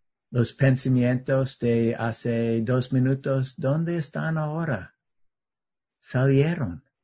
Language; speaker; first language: Spanish; non-native, learner; English